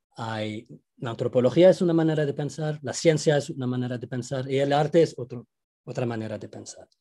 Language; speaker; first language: Spanish; non-native, fluent; Arabic